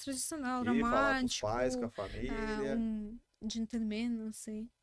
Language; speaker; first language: Portuguese; non-native, learner; Russian